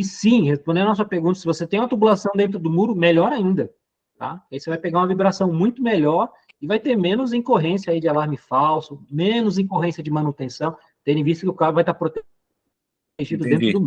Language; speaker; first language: Portuguese; native; Portuguese